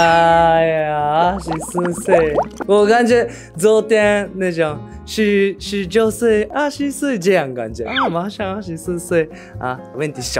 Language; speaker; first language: Chinese; non-native, learner; Japanese